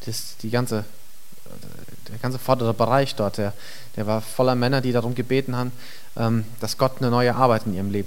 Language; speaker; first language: German; native; German